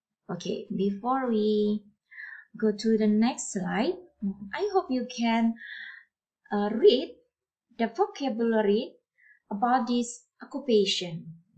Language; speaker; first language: English; non-native, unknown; Indonesian